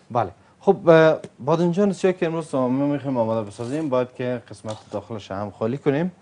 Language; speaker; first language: Persian; native; Persian